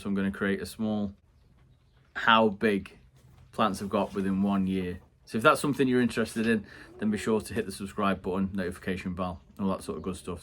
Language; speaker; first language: English; native; English